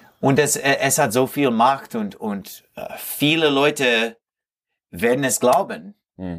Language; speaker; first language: German; non-native, learner; English